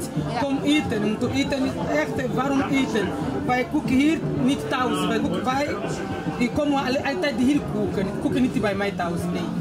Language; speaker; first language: Dutch; non-native, learner; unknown